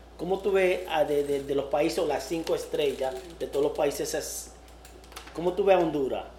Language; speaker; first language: Spanish; early bilingual, heritage; Spanish